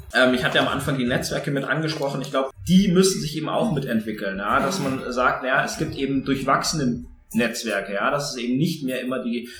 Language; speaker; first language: German; native; German